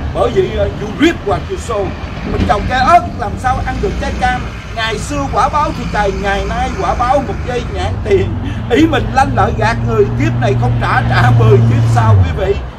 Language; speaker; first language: Vietnamese; native; Vietnamese